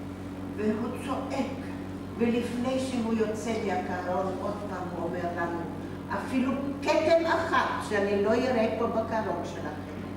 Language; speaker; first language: Hebrew; non-native, fluent; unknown